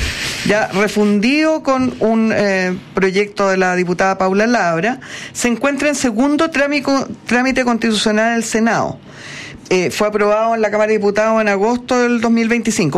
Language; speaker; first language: Spanish; native; Spanish